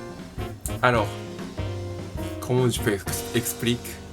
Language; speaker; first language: French; non-native, learner; Japanese